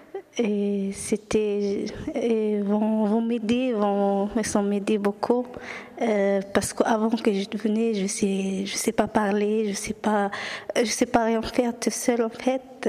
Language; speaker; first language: French; non-native, learner; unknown